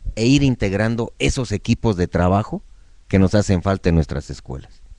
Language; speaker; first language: Spanish; native; Spanish